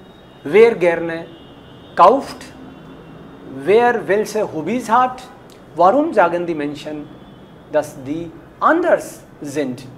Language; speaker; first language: German; non-native, fluent; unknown